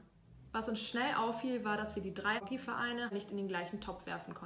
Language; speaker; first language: German; native; German